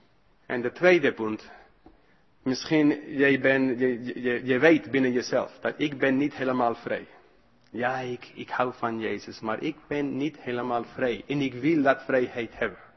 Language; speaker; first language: Dutch; non-native, fluent; English